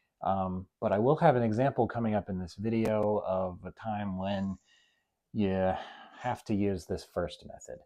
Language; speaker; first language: English; native; English